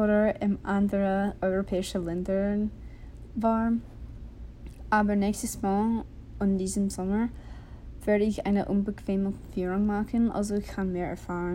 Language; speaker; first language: German; non-native, learner; English